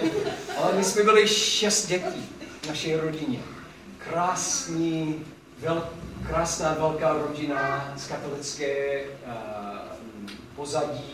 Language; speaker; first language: Czech; non-native, fluent; English